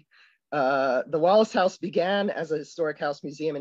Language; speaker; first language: English; native; English